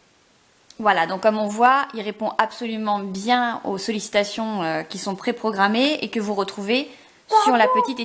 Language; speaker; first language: French; native; French